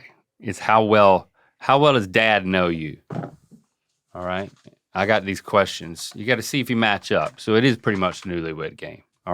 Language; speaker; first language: English; native; English